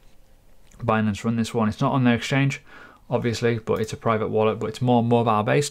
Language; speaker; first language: English; native; English